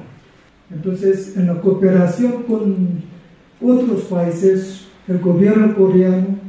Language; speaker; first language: Spanish; non-native, fluent; Korean